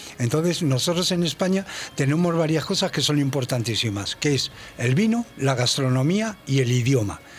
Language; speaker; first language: Spanish; native; Spanish